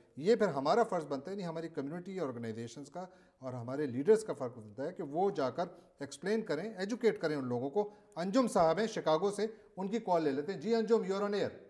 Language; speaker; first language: Urdu; native; Urdu